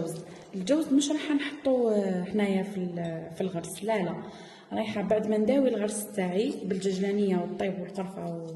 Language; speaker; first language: Arabic; native; Arabic